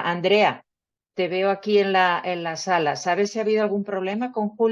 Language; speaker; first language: Spanish; native; Spanish